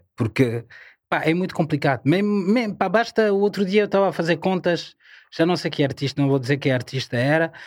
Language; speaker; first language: Portuguese; non-native, fluent; French